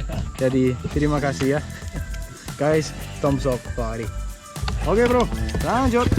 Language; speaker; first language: Indonesian; non-native, learner; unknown